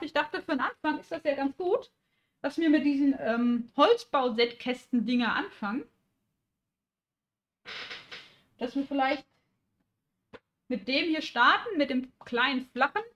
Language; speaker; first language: German; native; German